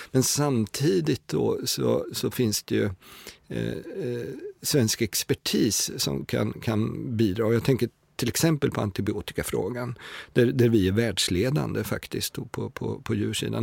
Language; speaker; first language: Swedish; native; Swedish